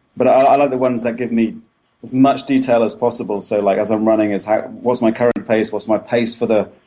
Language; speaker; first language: English; native; English